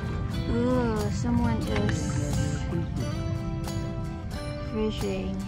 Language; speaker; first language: English; non-native, learner; Filipino